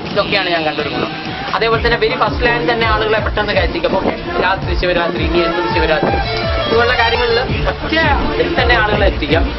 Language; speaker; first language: Malayalam; non-native, local second language; Hindi